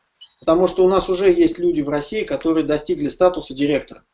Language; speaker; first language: Russian; native; Russian